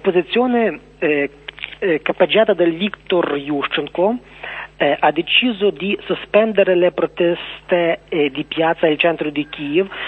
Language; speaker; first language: Italian; non-native, learner; Ukrainian